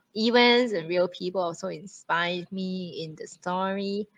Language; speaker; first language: English; non-native, fluent; Thai